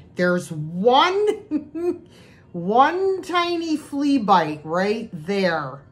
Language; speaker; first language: English; native; English